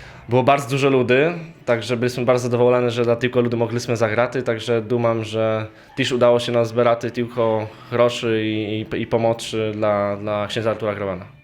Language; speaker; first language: Polish; non-native, local second language; Rusyn